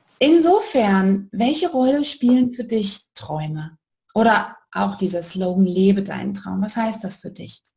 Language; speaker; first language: German; native; German